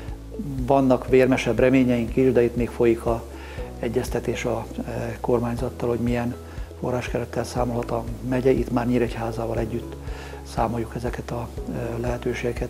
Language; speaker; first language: Hungarian; native; Hungarian